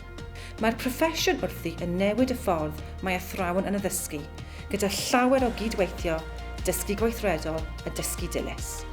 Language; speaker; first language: Welsh; non-native, local second language; English